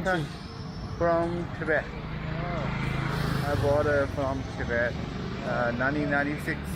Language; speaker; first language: English; non-native, learner; Chinese